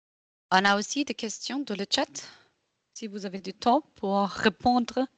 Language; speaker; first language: French; non-native, local second language; German